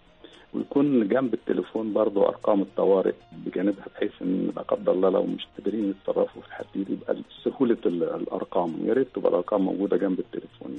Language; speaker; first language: Arabic; native; Arabic